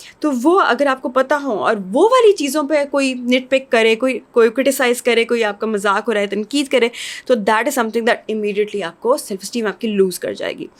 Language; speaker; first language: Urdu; non-native, local second language; English